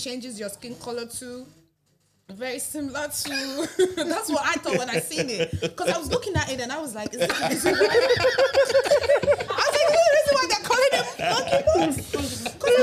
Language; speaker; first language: English; native; English